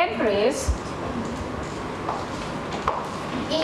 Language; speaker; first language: English; non-native, learner; Thai